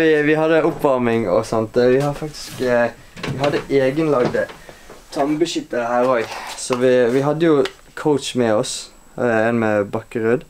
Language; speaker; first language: Norwegian; native; Norwegian